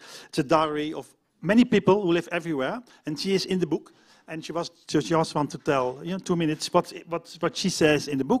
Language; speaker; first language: English; non-native, fluent; Dutch